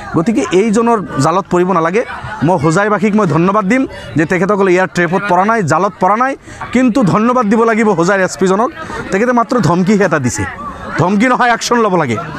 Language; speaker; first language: Assamese; non-native, local second language; Bangla